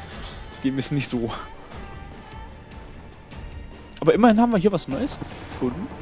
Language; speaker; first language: German; native; German